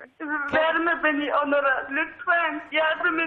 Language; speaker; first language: Turkish; non-native, learner; Russian